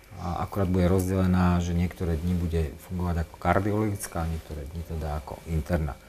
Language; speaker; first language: Slovak; native; Slovak